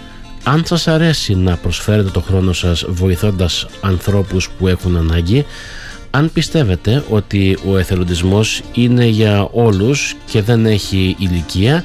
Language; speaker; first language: Greek; native; Greek